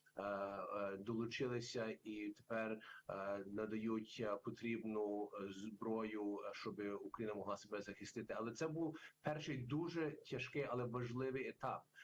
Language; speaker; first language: Ukrainian; early bilingual, heritage; English